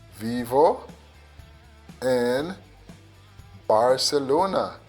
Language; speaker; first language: Spanish; non-native, fluent; English